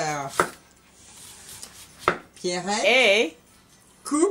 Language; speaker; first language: French; native; French